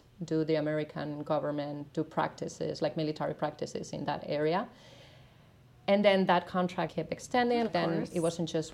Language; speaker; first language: English; non-native, fluent; Spanish